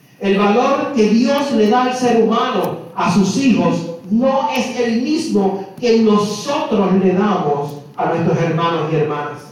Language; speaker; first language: Spanish; native; Spanish